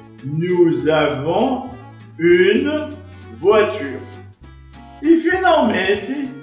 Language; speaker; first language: French; non-native, fluent; Portuguese